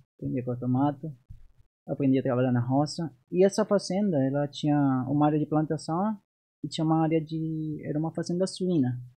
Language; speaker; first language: Portuguese; non-native, fluent; Spanish